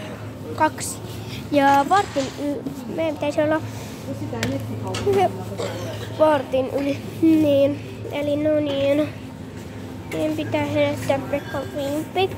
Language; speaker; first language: Finnish; early bilingual, heritage; Finnish